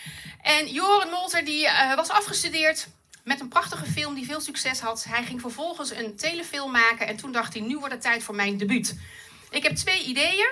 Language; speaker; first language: Dutch; native; Dutch